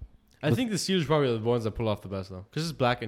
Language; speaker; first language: English; native; English